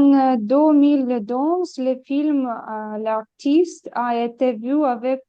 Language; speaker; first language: French; non-native, learner; Ukrainian